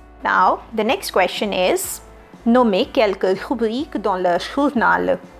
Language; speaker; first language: French; non-native, fluent; Hindi